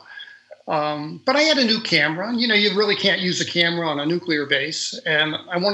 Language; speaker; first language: English; native; English